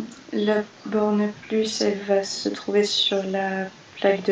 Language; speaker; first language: French; native; French